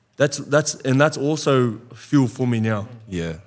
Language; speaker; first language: English; native; English